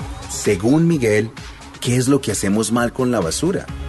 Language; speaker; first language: Spanish; native; Spanish